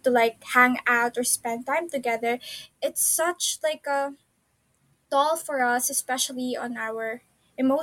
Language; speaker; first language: English; non-native, local second language; Filipino